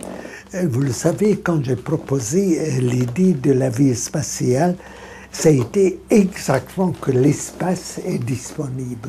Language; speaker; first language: French; non-native, fluent; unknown